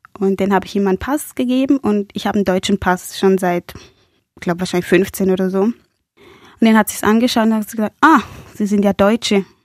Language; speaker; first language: German; non-native, fluent; Spanish